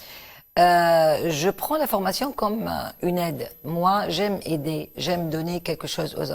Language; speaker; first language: French; non-native, local second language; Arabic